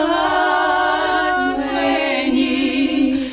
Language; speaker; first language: Ukrainian; native; Ukrainian